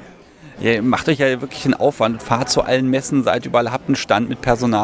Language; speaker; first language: German; native; German